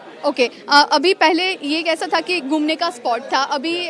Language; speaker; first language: Hindi; non-native, local second language; Gujarati